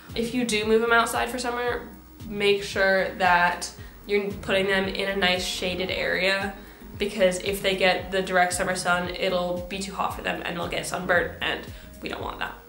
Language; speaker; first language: English; native; English